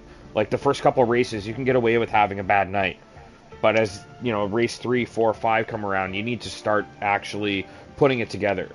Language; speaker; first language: English; native; English